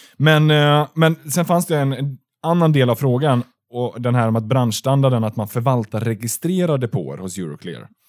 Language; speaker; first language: Swedish; native; Swedish